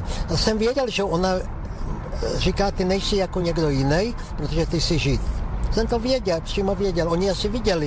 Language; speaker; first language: Czech; early bilingual, heritage; Czech